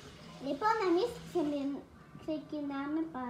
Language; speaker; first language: Greek; early bilingual, heritage; Greek